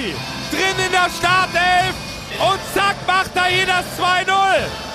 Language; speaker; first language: German; native; German